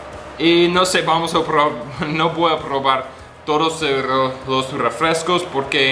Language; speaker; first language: Spanish; non-native, learner; English